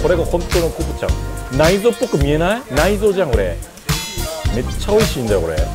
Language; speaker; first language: Japanese; non-native, fluent; Korean